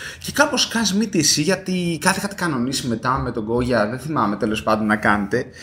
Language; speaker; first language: Greek; native; Greek